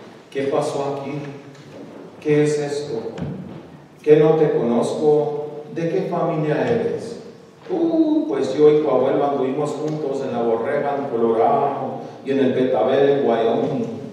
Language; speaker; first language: Spanish; early bilingual, heritage; Spanish